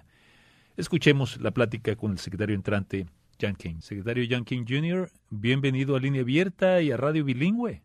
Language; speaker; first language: Spanish; native; Spanish